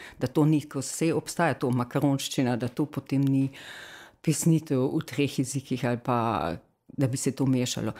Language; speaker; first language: Slovenian; native; Slovenian